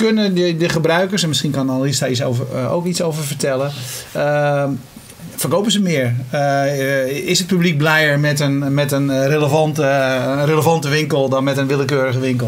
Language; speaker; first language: Dutch; native; Dutch